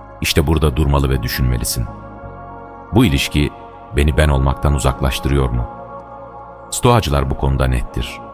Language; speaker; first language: Turkish; native; Turkish